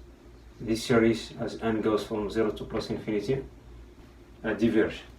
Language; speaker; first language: English; non-native, fluent; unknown